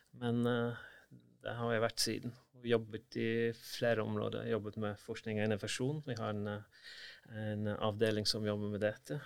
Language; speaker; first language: Norwegian; non-native, fluent; English